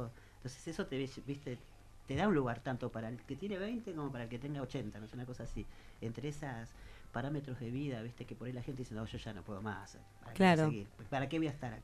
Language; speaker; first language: Spanish; native; Spanish